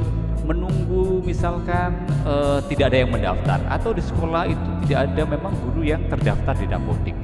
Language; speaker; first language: Indonesian; native; Indonesian